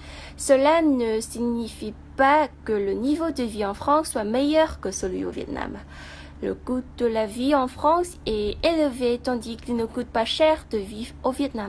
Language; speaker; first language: French; non-native, fluent; Vietnamese